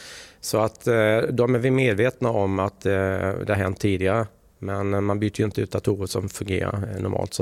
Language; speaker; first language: Swedish; native; Swedish